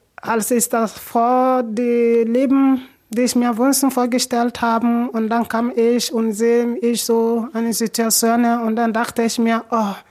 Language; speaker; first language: German; non-native, fluent; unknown